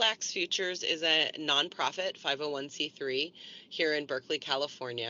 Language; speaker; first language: English; native; English